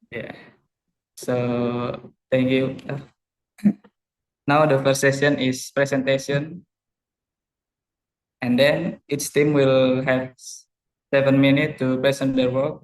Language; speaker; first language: English; non-native, learner; Indonesian